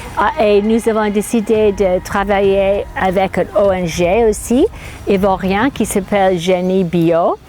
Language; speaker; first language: French; non-native, fluent; English